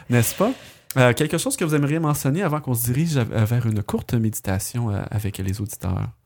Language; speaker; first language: French; native; French